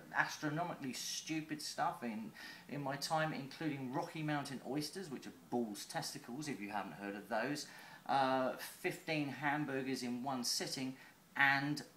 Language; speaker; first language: English; native; English